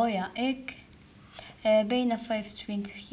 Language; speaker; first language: Dutch; non-native, learner; Arabic